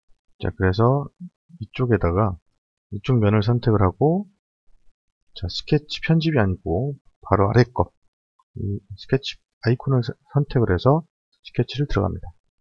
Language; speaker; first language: Korean; native; Korean